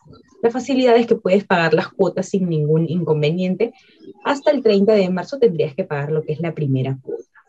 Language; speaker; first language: Spanish; native; Spanish